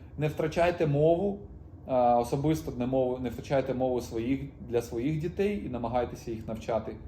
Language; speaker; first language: Ukrainian; non-native, local second language; Russian